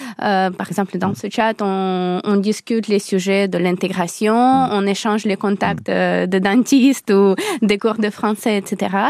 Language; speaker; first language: French; non-native, fluent; Ukrainian